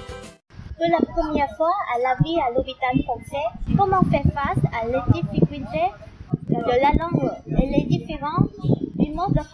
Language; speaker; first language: French; non-native, fluent; Vietnamese